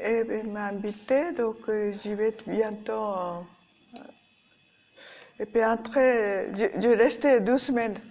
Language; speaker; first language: French; non-native, learner; Japanese